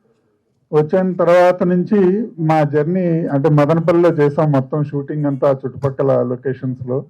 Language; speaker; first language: Telugu; native; Telugu